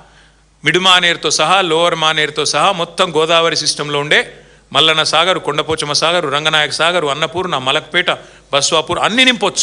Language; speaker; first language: Telugu; native; Telugu